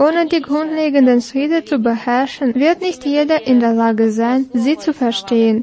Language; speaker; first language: German; non-native, fluent; Russian